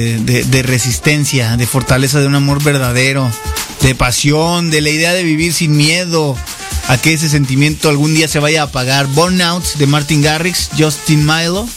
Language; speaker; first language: Spanish; native; Spanish